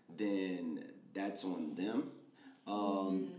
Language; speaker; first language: English; native; English